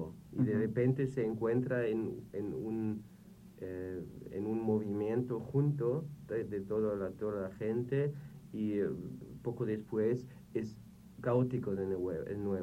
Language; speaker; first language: Spanish; non-native, fluent; German